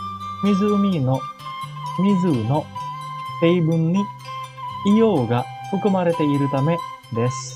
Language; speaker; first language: Japanese; non-native, fluent; Indonesian